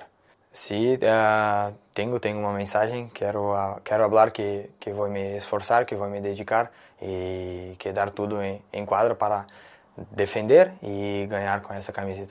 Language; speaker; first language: Spanish; non-native, learner; Portuguese